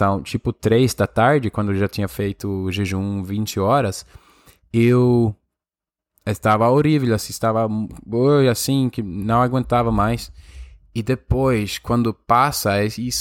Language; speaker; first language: Portuguese; non-native, fluent; Spanish